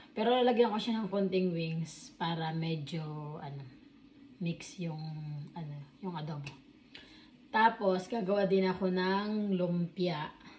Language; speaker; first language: Filipino; non-native, local second language; Waray